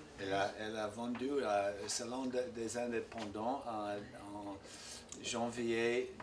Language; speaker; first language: French; non-native, fluent; English